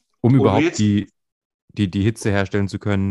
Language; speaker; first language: German; native; German